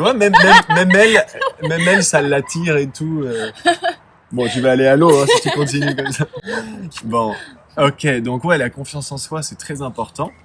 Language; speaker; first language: French; native; French